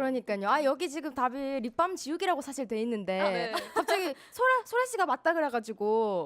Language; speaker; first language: Korean; native; Korean